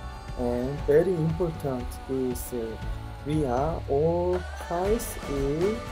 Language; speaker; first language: English; non-native, learner; Korean